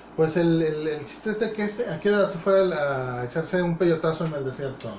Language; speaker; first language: Spanish; native; Spanish